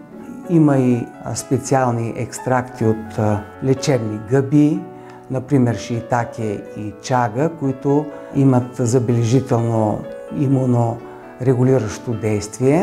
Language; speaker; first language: Bulgarian; native; Bulgarian